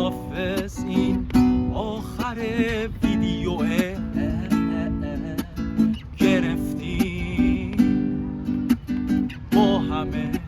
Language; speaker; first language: Persian; native; Persian